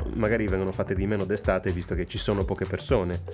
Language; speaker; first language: Italian; native; Italian